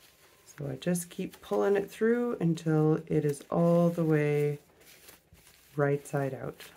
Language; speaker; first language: English; native; English